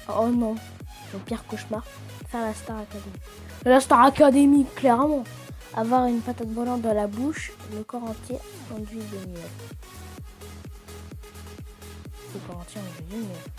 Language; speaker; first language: French; native; French